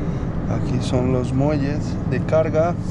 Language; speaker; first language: Spanish; non-native, local second language; Catalan